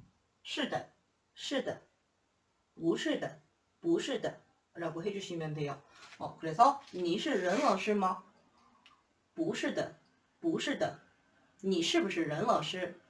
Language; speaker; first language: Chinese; non-native, fluent; Korean